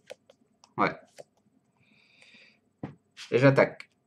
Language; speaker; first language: French; native; French